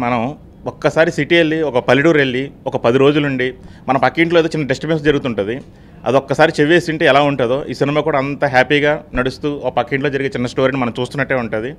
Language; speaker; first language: Telugu; native; Telugu